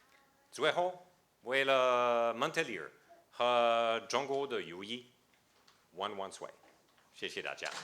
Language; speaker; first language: Chinese; non-native, fluent; French